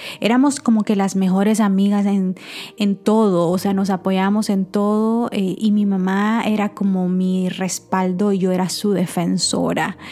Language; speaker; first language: Spanish; native; Spanish